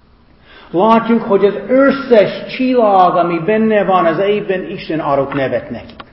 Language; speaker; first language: Hungarian; non-native, learner; English